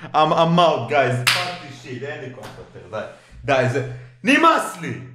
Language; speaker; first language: Hebrew; native; Hebrew